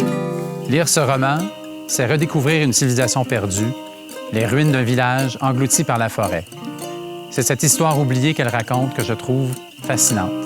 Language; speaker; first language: French; native; French